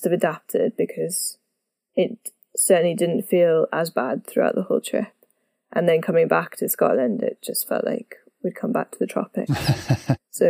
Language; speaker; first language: English; native; English